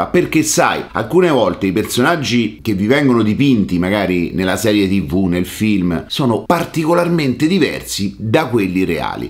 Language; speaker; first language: Italian; native; Italian